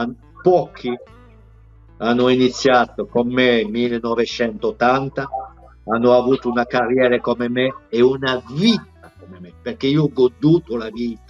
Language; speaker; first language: Italian; non-native, fluent; French